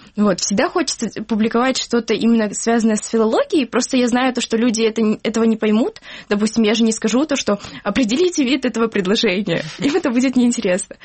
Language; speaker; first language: Russian; native; Russian